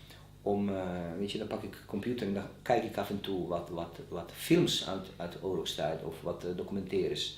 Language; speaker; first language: Dutch; non-native, fluent; Bosnian